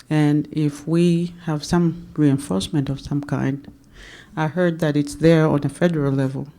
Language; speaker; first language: English; non-native, local second language; Swahili